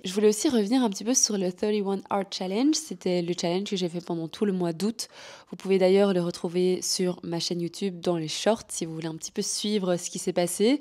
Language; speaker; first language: French; native; French